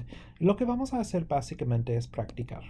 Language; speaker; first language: Spanish; non-native, fluent; English